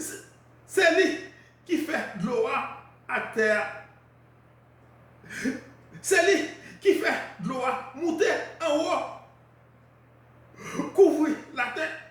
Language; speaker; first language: French; non-native, local second language; Haitian Creole